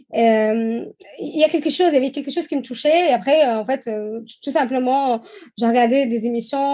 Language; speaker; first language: French; non-native, local second language; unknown